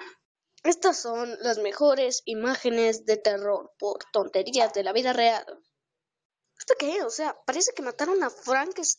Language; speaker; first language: Spanish; native; Spanish